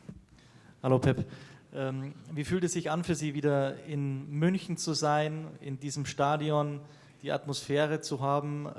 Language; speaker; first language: German; native; German